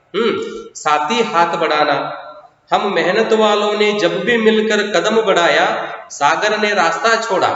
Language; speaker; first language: Hindi; non-native, local second language; Kannada